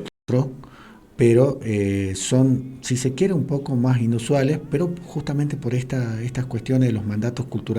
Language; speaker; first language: Spanish; native; Spanish